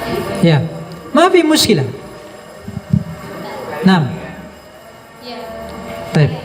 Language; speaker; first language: Arabic; non-native, fluent; Indonesian